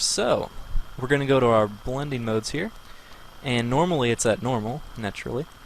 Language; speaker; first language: English; native; English